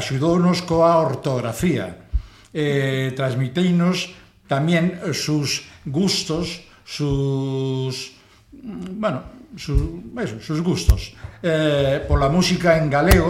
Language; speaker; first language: Galician; non-native, local second language; Spanish